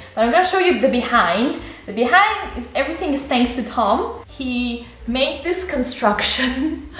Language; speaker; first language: English; non-native, fluent; Russian